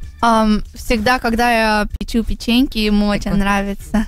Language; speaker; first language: Russian; early bilingual, heritage; Russian